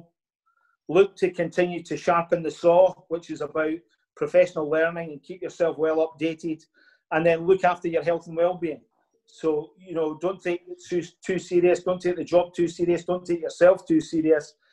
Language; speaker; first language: English; native; English